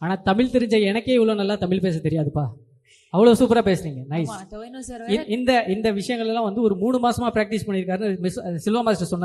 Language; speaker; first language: Tamil; native; Tamil